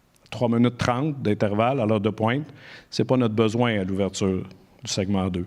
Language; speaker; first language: French; native; French